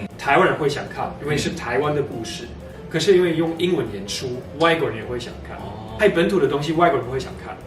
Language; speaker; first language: Chinese; non-native, fluent; German